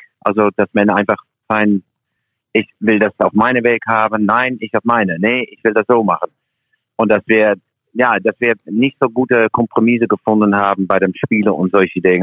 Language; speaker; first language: German; non-native, fluent; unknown